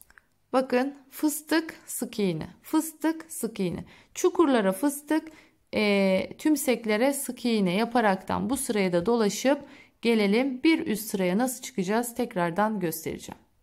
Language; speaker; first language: Turkish; native; Turkish